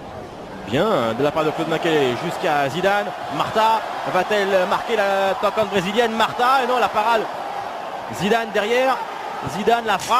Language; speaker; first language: French; native; French